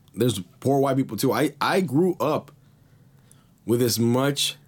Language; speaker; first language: English; early bilingual, other home language; Spanish